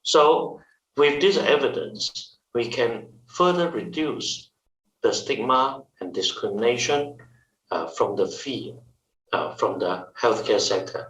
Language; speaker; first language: English; non-native, fluent; Chinese